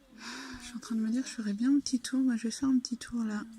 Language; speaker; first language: French; native; French